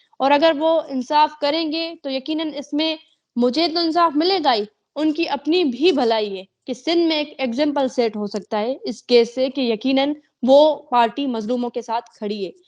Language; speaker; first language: Urdu; non-native, local second language; Sindhi